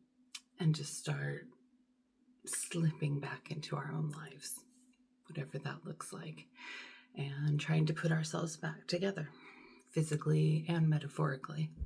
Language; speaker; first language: English; native; English